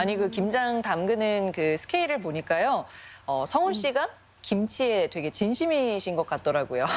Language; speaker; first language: Korean; native; Korean